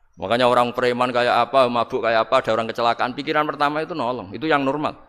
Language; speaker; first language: Indonesian; non-native, local second language; Javanese